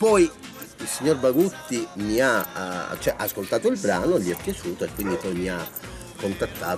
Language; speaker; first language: Italian; native; Italian